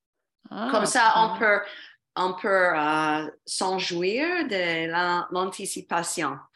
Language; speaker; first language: French; non-native, fluent; English